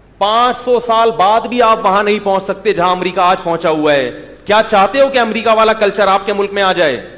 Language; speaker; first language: Urdu; native; Urdu